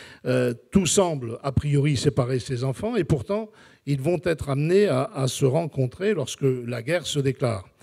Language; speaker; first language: French; native; French